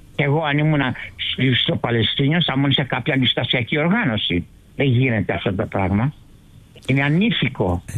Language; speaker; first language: Greek; early bilingual, heritage; Greek